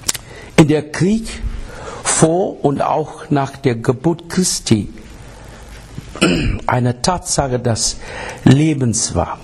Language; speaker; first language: German; non-native, learner; English